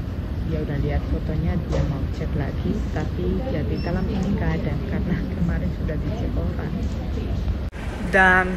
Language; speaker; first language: Indonesian; non-native, fluent; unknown